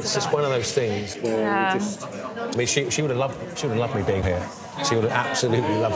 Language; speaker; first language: English; native; English